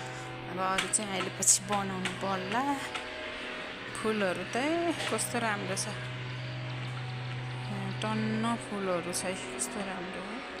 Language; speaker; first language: Nepali; native; Nepali